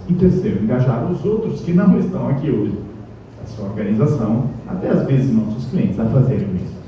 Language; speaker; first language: Portuguese; non-native, fluent; Italian